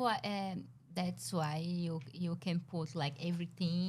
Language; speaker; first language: English; non-native, learner; Portuguese